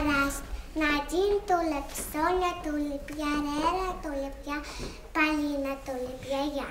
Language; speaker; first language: Estonian; non-native, local second language; Russian